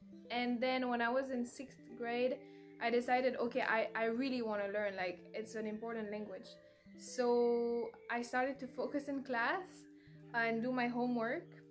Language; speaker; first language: English; non-native, fluent; French